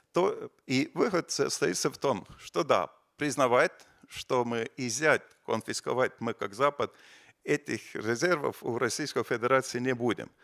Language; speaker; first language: Russian; non-native, fluent; Estonian